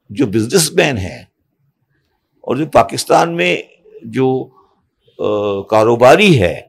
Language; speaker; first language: Urdu; native; Urdu